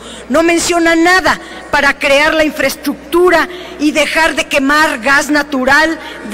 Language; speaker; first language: Spanish; native; Spanish